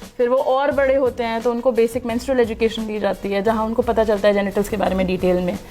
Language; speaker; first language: Hindi; native; Hindi